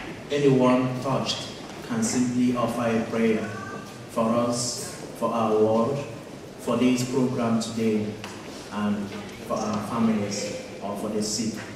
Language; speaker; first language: English; non-native, local second language; Igbo